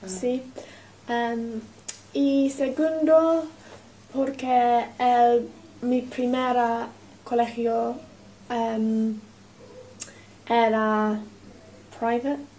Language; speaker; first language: Spanish; non-native, learner; English